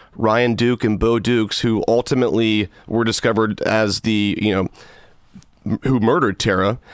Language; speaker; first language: English; native; English